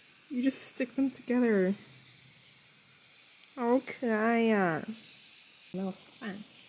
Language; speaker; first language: English; early bilingual, other home language; Chinese